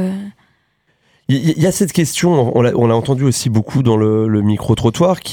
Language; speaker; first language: French; native; French